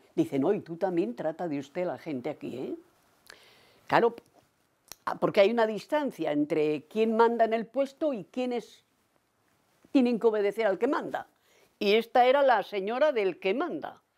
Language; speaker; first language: Spanish; native; Spanish